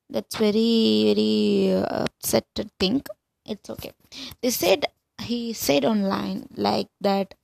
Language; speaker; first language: English; non-native, local second language; Tamil